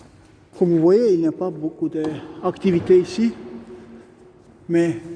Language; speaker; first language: French; non-native, learner; Estonian